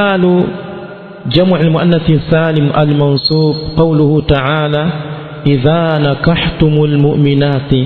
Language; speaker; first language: Arabic; non-native, fluent; Swahili